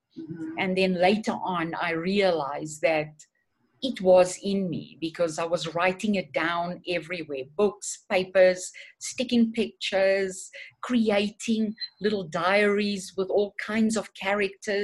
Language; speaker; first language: English; non-native, fluent; Portuguese